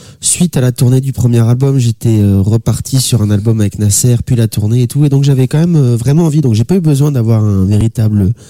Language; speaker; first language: French; native; French